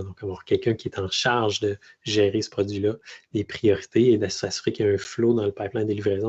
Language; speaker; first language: French; native; French